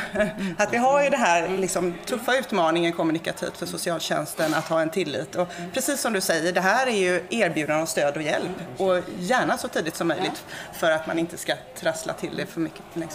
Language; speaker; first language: Swedish; native; Swedish